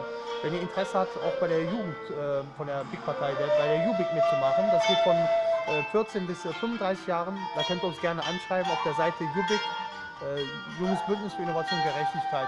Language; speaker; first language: German; early bilingual, other home language; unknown